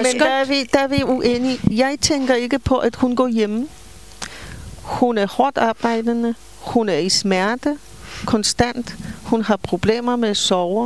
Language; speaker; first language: Danish; non-native, fluent; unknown